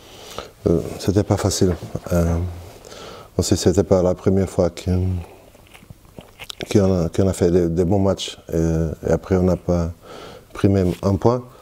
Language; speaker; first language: French; non-native, fluent; Portuguese